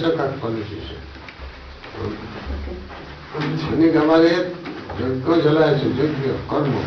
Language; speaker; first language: Russian; non-native, learner; Bangla